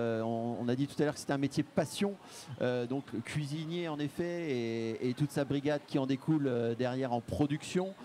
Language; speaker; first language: French; native; French